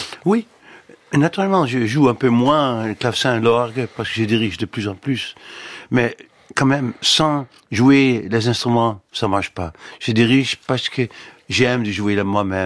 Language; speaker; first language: French; non-native, fluent; Dutch